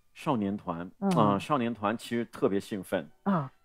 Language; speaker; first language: Chinese; non-native, local second language; Cantonese